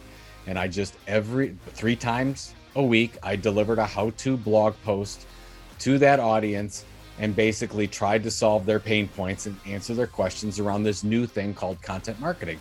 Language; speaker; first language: English; native; English